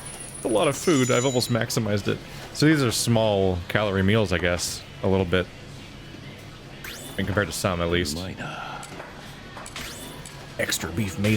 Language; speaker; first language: English; native; English